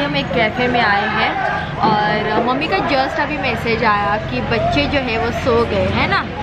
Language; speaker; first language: Hindi; non-native, local second language; Marathi